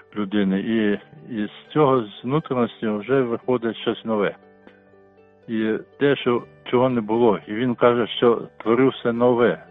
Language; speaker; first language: Ukrainian; non-native, local second language; Russian